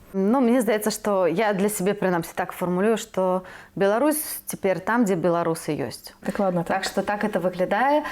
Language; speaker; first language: Belarusian; native; Belarusian